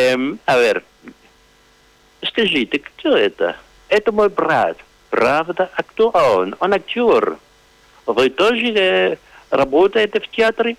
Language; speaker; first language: Russian; non-native, fluent; Spanish